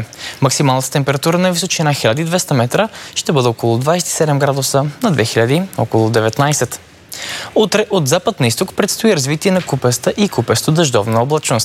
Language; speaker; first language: Bulgarian; native; Bulgarian